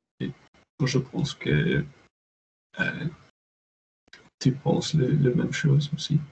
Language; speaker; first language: French; non-native, learner; English